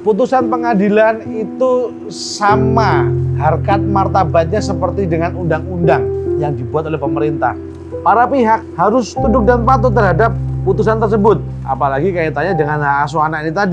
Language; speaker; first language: Indonesian; native; Indonesian